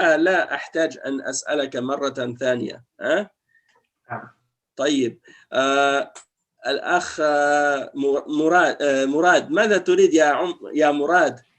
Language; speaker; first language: Arabic; non-native, fluent; French